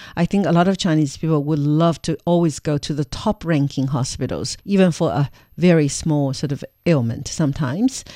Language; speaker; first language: English; non-native, fluent; Chinese